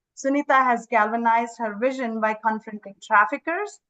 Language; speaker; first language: English; non-native, local second language; Kannada